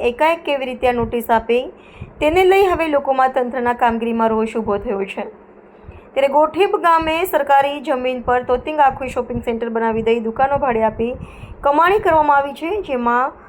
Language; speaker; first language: Gujarati; native; Gujarati